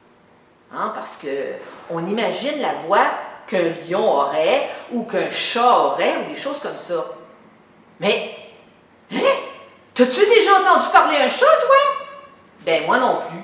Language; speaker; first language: French; native; French